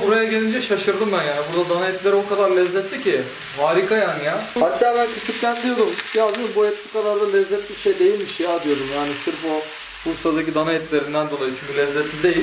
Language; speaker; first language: Turkish; native; Turkish